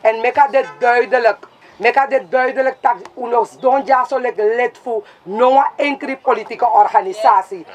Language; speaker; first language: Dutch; non-native, local second language; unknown